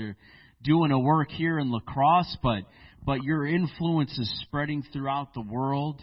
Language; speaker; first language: English; native; English